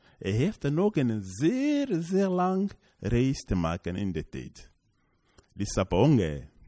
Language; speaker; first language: Dutch; non-native, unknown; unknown